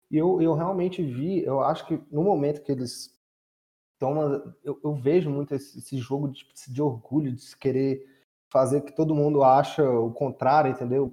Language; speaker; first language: Portuguese; native; Portuguese